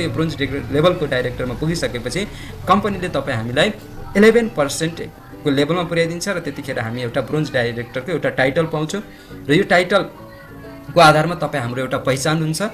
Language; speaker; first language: Nepali; non-native, local second language; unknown